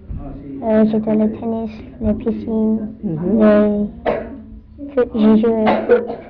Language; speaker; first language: French; non-native, learner; English